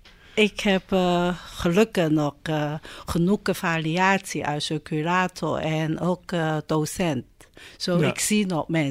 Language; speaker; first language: Dutch; non-native, learner; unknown